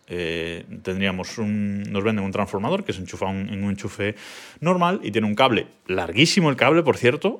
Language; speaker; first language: Spanish; native; Spanish